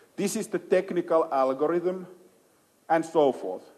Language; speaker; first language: English; non-native, fluent; Finnish